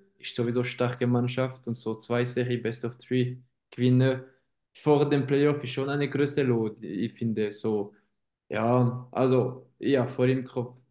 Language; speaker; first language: German; non-native, local second language; French